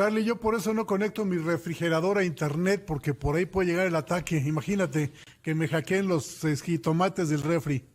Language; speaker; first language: Spanish; native; Spanish